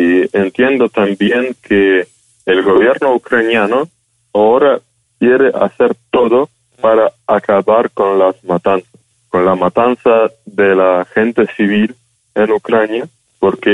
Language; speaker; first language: Spanish; non-native, fluent; Ukrainian